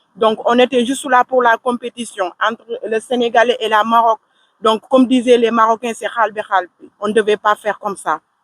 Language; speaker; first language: French; non-native, local second language; Wolof